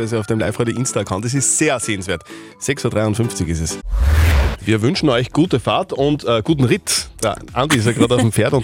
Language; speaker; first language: German; native; German